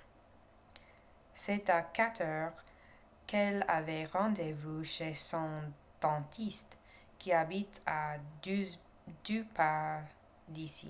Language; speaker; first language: French; non-native, learner; English